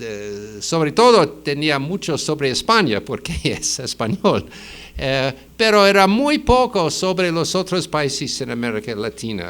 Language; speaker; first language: Spanish; non-native, fluent; English